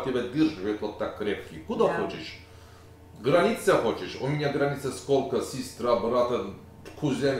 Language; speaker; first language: Russian; non-native, learner; Turkish